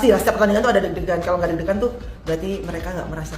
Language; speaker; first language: Indonesian; native; Indonesian